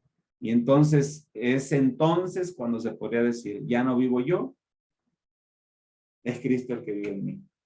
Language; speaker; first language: Spanish; native; Spanish